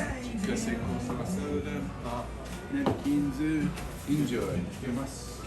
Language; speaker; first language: Japanese; non-native, learner; English